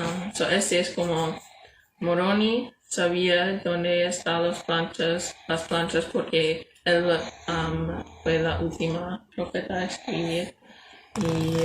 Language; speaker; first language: Spanish; non-native, learner; English